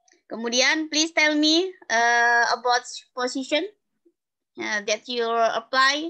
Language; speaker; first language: English; non-native, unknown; Indonesian